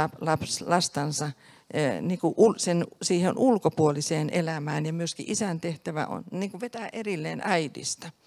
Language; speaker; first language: Finnish; native; Finnish